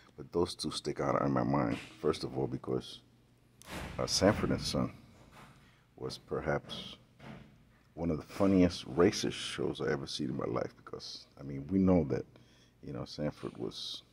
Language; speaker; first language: English; native; English